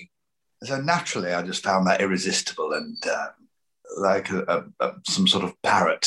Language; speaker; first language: English; native; English